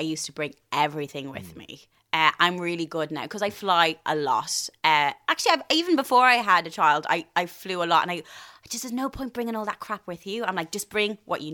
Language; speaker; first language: English; native; English